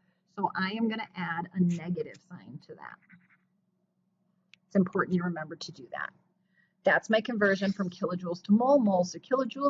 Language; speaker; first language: English; native; English